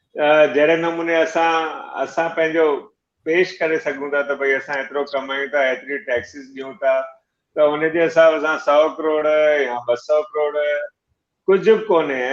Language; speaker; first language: Sindhi; early bilingual, heritage; Sindhi